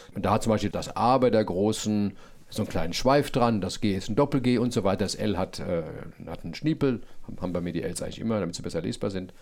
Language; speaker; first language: German; native; German